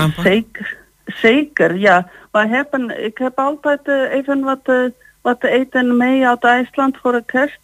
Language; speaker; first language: Dutch; non-native, fluent; Icelandic